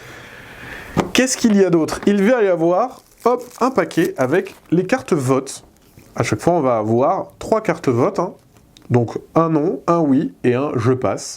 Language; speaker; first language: French; native; French